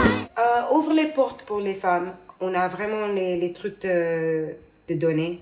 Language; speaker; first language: French; non-native, learner; English